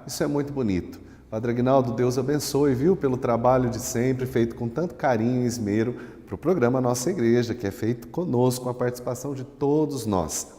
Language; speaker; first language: Portuguese; native; Portuguese